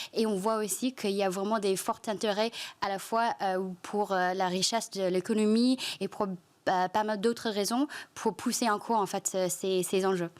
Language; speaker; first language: French; non-native, fluent; Chinese